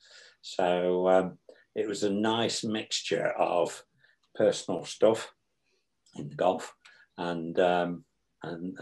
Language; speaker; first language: English; native; English